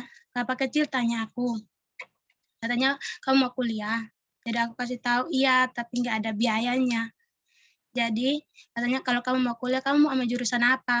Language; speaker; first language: Indonesian; non-native, local second language; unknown